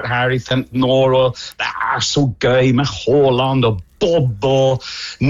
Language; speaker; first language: Norwegian; non-native, fluent; English